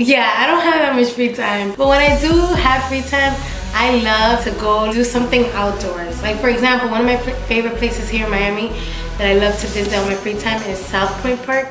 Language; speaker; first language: English; early bilingual, other home language; Spanish